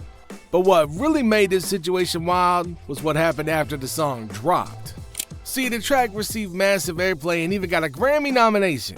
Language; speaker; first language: English; native; English